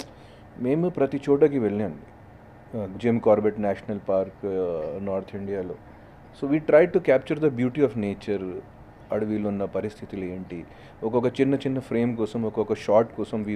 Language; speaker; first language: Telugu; non-native, local second language; Hindi